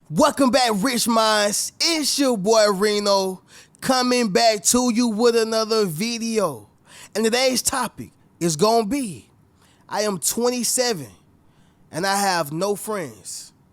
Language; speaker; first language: English; native; English